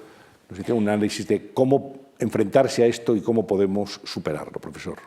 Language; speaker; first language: Spanish; native; Spanish